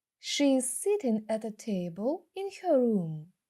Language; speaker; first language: English; non-native, fluent; Ukrainian